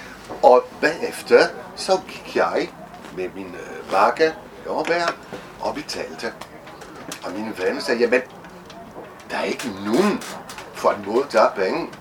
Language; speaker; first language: Danish; non-native, fluent; French